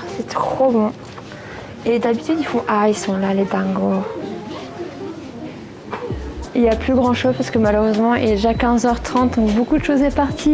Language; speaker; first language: French; native; French